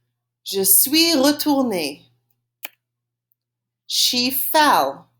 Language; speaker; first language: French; non-native, fluent; English